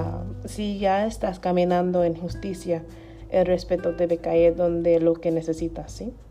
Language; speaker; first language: Spanish; non-native, learner; English